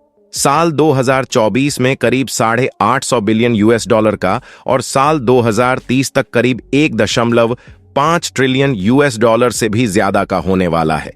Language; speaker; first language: Hindi; native; Hindi